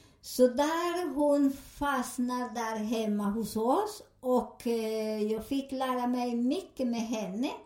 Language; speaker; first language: Swedish; non-native, learner; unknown